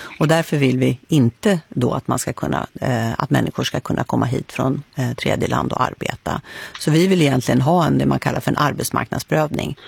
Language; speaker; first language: Swedish; native; Swedish